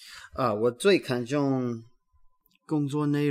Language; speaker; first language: Chinese; non-native, learner; English